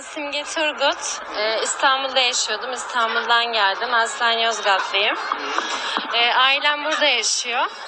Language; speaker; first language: Turkish; native; Turkish